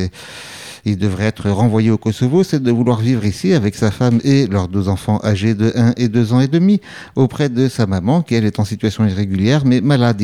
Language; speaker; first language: French; native; French